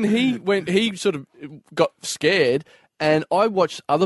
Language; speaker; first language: English; native; English